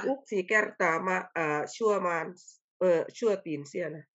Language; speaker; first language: Finnish; non-native, learner; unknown